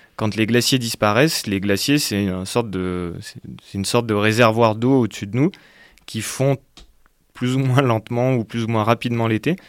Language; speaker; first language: French; native; French